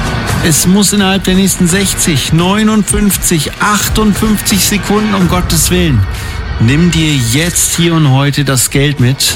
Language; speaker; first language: German; native; German